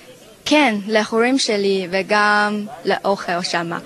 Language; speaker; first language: Hebrew; non-native, learner; Chinese